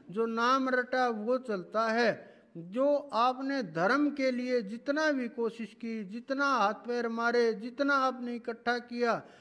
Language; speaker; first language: Hindi; native; Hindi